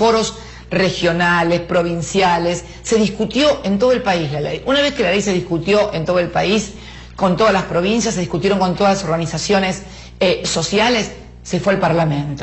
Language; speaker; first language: Spanish; native; Spanish